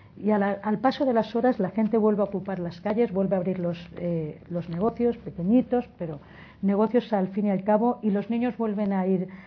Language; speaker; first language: Spanish; native; Spanish